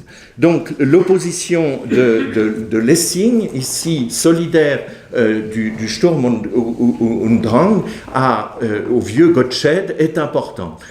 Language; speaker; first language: French; native; French